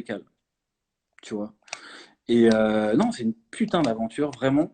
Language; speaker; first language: French; native; French